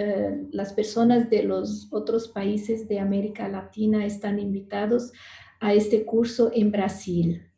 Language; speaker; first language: Spanish; non-native, fluent; Portuguese